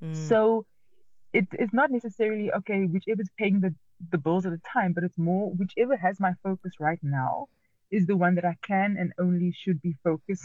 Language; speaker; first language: English; native; English